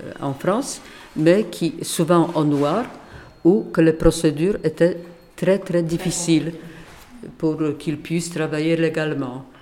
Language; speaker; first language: French; non-native, fluent; Polish